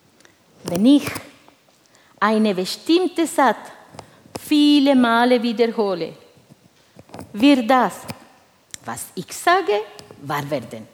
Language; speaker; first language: German; non-native, fluent; Spanish